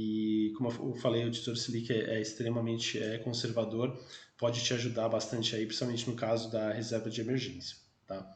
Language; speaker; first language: Portuguese; native; Portuguese